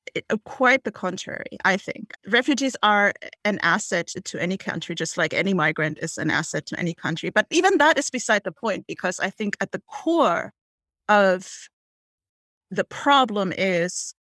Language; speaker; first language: English; non-native, fluent; German